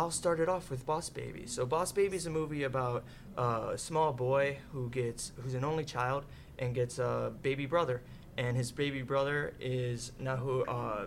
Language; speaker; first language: English; native; English